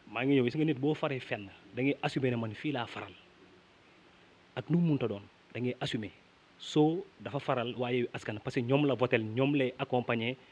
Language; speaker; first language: Wolof; native; Wolof